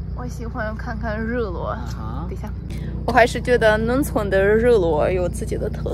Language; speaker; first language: Chinese; non-native, fluent; Ukrainian